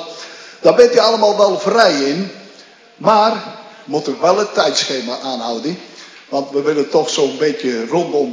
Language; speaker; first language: Dutch; native; Dutch